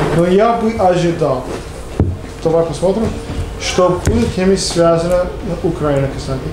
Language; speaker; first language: Russian; non-native, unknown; English